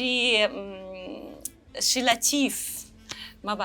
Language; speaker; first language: Arabic; non-native, learner; Russian